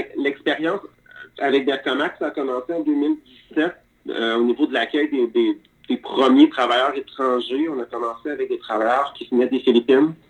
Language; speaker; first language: French; native; French